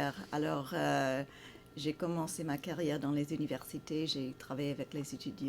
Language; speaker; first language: French; non-native, fluent; English